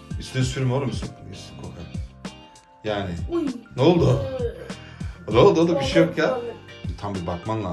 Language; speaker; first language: Turkish; early bilingual, heritage; Turkish